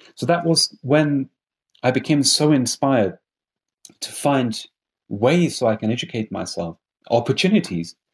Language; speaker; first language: English; non-native, fluent; Persian